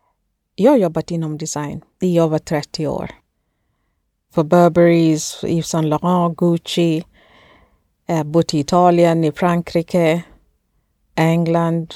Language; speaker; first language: Swedish; non-native, fluent; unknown